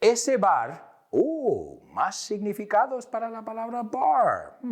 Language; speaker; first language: Spanish; non-native, fluent; English